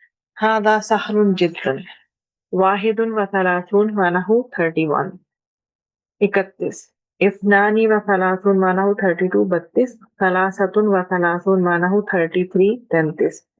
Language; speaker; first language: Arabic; non-native, fluent; Urdu